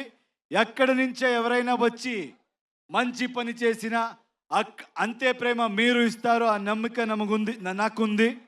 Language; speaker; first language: Telugu; non-native, learner; Kannada